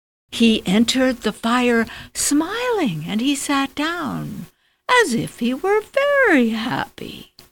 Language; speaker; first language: English; native; English